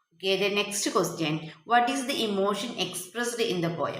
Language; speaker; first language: English; non-native, local second language; Malayalam